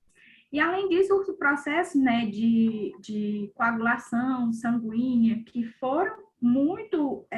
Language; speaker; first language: Portuguese; native; Portuguese